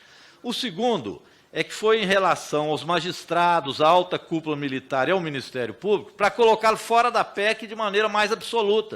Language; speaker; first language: Portuguese; native; Portuguese